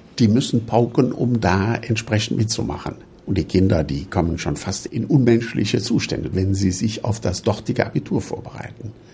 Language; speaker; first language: German; native; German